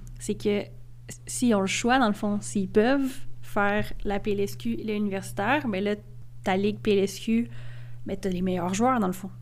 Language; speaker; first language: French; native; French